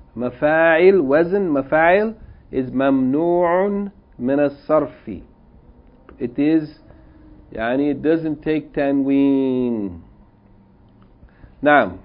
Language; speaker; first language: Arabic; non-native, fluent; English